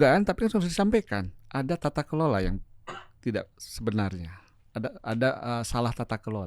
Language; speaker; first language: Indonesian; native; Indonesian